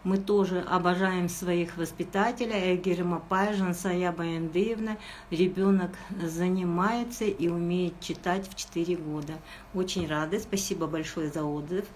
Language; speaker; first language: Russian; non-native, local second language; Kazakh